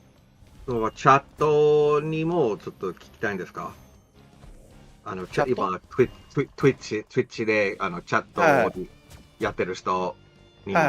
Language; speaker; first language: Japanese; non-native, fluent; English